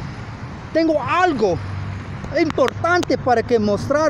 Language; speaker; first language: Spanish; early bilingual, heritage; Spanish